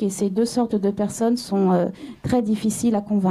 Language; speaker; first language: French; native; French